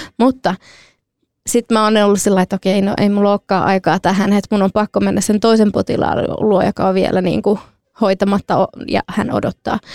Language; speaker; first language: Finnish; early bilingual, other home language; Kurdish